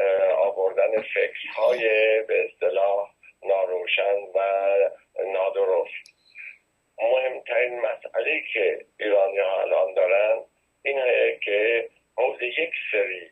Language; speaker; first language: Persian; native; Persian